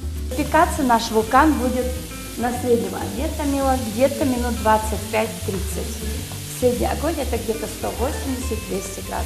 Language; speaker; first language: Russian; native; Russian